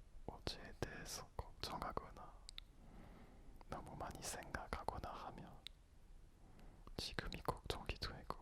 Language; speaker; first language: Korean; non-native, fluent; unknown